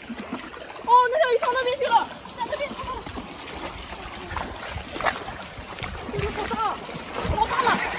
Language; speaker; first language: Chinese; native; Chinese